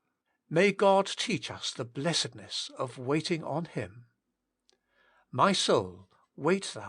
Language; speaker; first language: English; native; English